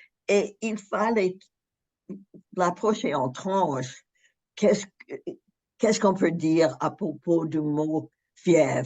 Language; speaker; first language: French; non-native, fluent; English